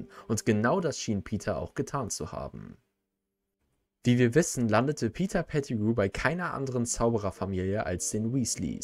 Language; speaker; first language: German; native; German